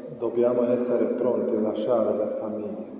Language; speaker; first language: Italian; non-native, fluent; Croatian